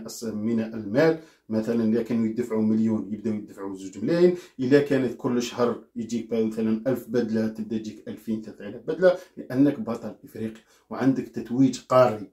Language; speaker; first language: Arabic; native; Arabic